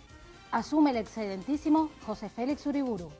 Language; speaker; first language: Spanish; native; Spanish